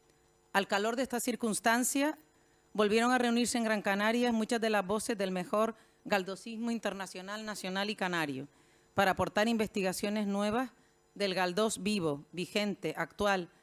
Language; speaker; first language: Spanish; native; Spanish